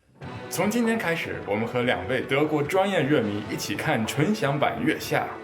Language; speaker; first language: Chinese; native; Chinese